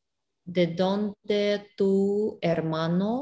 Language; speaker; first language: Spanish; non-native, learner; Russian